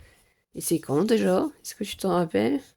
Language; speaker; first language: French; native; French